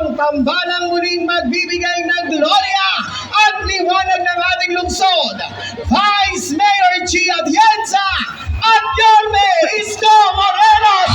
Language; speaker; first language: Filipino; native; Filipino